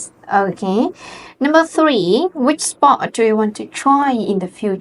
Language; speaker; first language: English; non-native, fluent; Vietnamese